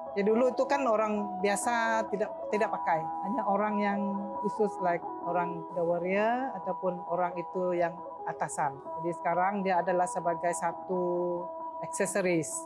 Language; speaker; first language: Malay; non-native, local second language; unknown